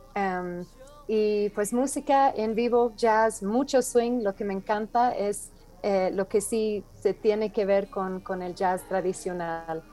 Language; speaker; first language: Spanish; non-native, fluent; English